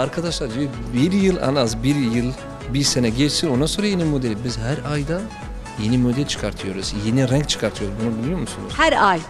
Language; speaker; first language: Turkish; non-native, learner; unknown